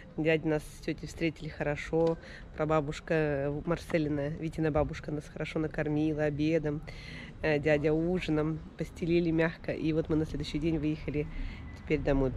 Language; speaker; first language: Russian; native; Russian